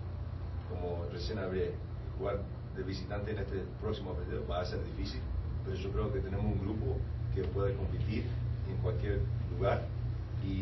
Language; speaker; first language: Spanish; early bilingual, heritage; Spanish